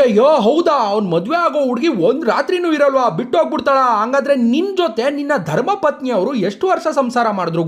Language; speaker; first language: Kannada; native; Kannada